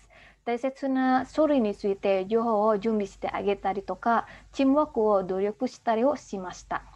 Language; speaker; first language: Japanese; non-native, fluent; Indonesian